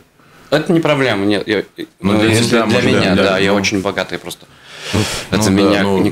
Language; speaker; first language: Russian; non-native, fluent; Latvian